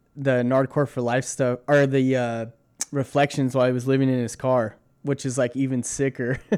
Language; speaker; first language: English; native; English